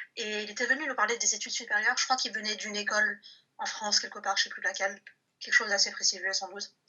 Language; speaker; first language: French; early bilingual, other home language; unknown